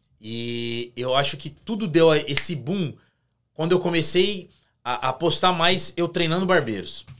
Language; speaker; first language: Portuguese; native; Portuguese